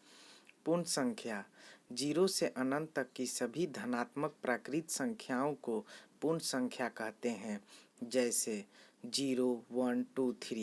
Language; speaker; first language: Hindi; native; Hindi